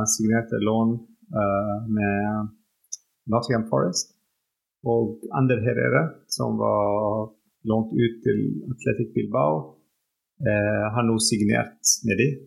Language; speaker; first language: Norwegian; non-native, fluent; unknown